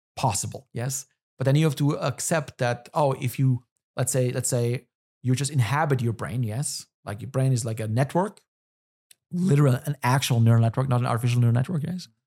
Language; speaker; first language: English; non-native, fluent; German